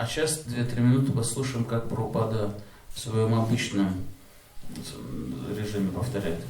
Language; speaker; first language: Russian; native; Russian